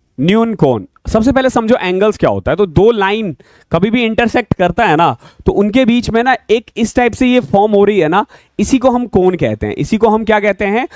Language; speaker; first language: Hindi; native; Hindi